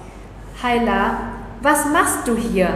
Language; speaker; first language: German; early bilingual, other home language; Vietnamese